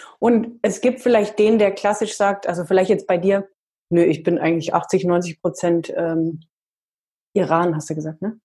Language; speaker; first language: German; native; German